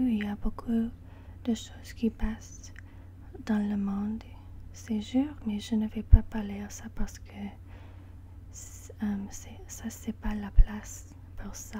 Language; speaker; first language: French; non-native, learner; English